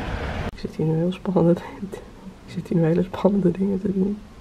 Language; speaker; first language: Dutch; native; Dutch